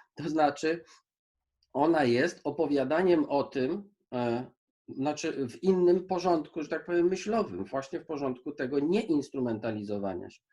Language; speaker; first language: Polish; native; Polish